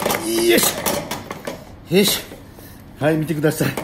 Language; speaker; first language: Japanese; native; Japanese